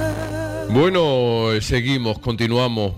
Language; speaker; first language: Spanish; native; Spanish